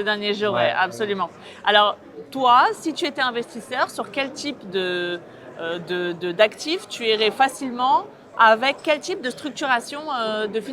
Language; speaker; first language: French; native; French